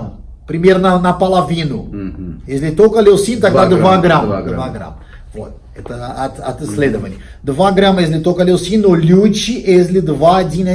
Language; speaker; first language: Russian; non-native, fluent; Portuguese